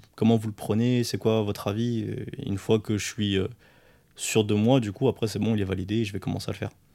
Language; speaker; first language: French; early bilingual, other home language; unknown